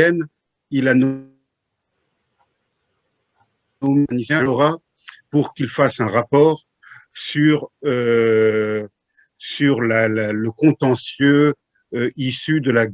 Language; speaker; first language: French; native; French